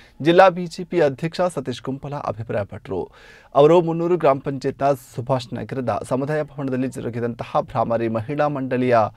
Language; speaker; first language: Kannada; native; Kannada